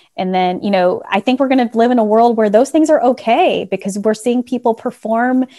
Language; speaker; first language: English; native; English